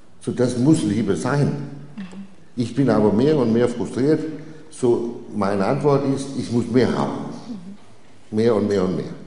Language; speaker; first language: German; non-native, fluent; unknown